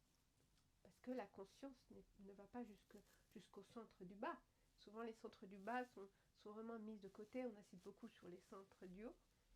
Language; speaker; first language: French; native; French